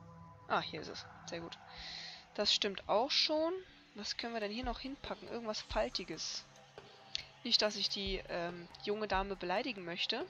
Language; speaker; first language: German; native; German